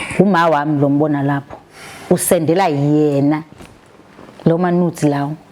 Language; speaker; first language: Zulu; native; Zulu